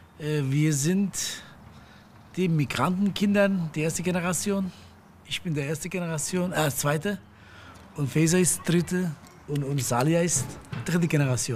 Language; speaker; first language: German; non-native, fluent; Turkish